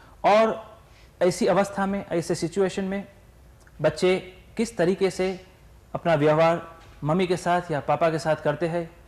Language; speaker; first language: Hindi; native; Hindi